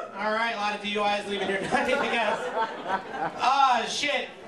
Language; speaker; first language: English; native; English